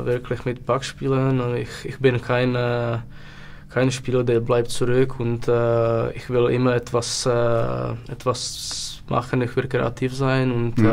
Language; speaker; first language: German; non-native, learner; Czech